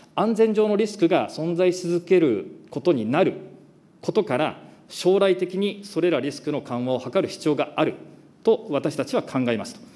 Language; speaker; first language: Japanese; native; Japanese